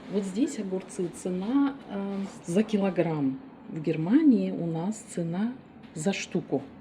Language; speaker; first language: Russian; native; Russian